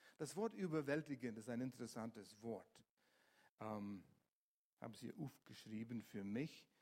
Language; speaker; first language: German; non-native, fluent; English